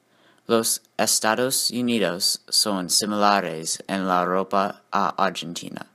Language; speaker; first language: Spanish; non-native, learner; English